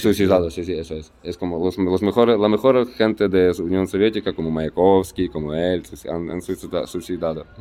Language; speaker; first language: Spanish; non-native, fluent; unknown